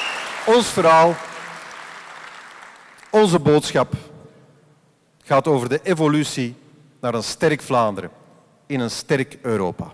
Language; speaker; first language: Dutch; native; Dutch